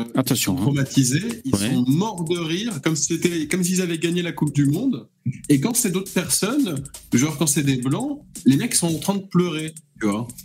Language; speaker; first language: French; native; French